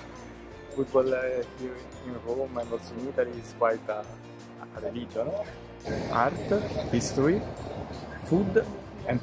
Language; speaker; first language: English; non-native, fluent; Italian